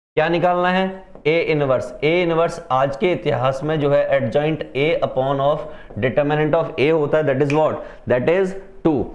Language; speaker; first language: Hindi; native; Hindi